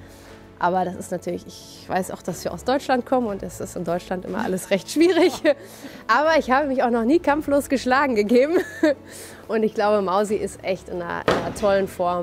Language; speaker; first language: German; native; German